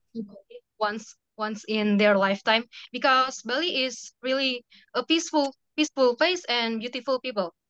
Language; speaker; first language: English; non-native, fluent; Indonesian